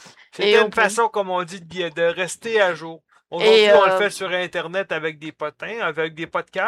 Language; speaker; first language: French; native; French